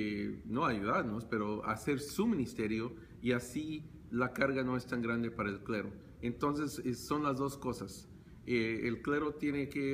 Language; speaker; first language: Spanish; early bilingual, heritage; Spanish